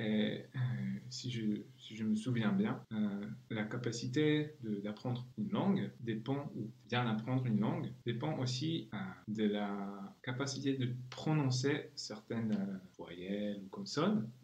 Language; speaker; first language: French; non-native, fluent; Czech